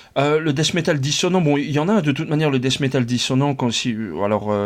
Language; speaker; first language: French; native; French